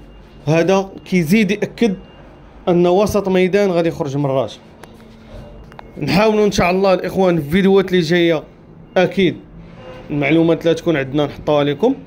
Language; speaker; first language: Arabic; native; Arabic